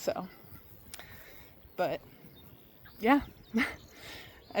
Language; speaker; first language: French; non-native, learner; English